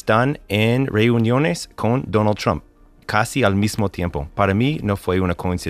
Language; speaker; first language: Spanish; non-native, fluent; English